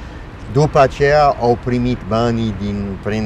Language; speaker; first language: Romanian; non-native, fluent; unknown